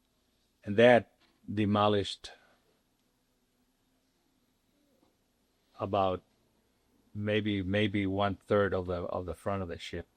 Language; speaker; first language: English; non-native, local second language; Spanish